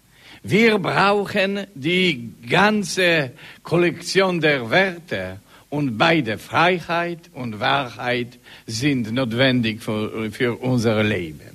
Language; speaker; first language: German; non-native, learner; Polish